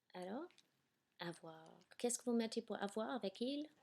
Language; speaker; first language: French; non-native, fluent; English